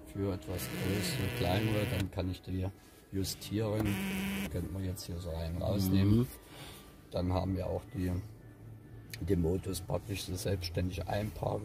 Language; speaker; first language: German; native; German